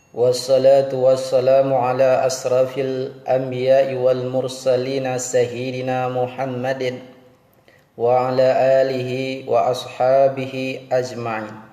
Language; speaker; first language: Malay; non-native, local second language; Achinese